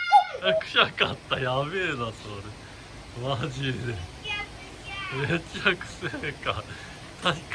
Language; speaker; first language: Japanese; native; Japanese